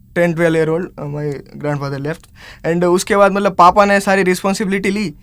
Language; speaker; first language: Hindi; non-native, local second language; Gujarati